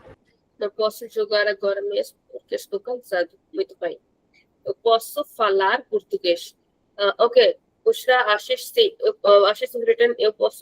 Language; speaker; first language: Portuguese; non-native, fluent; Hindi